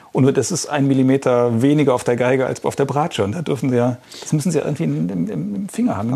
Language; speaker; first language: German; native; German